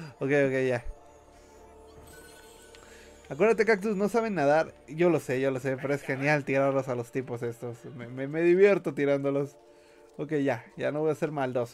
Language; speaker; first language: Spanish; native; Spanish